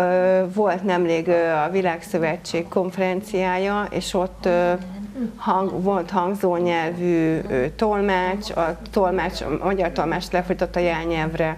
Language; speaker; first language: Hungarian; non-native, local second language; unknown